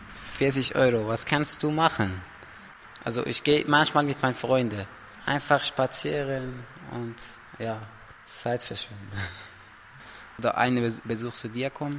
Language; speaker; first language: German; non-native, learner; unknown